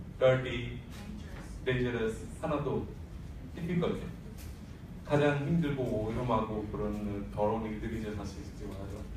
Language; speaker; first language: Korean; non-native, fluent; Bangla